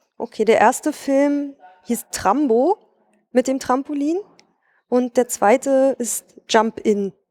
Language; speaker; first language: German; native; German